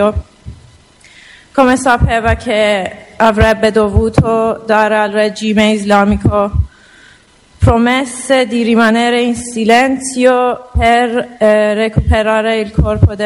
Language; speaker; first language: Italian; non-native, learner; Persian